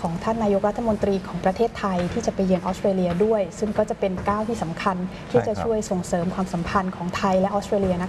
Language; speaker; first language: Thai; native; Thai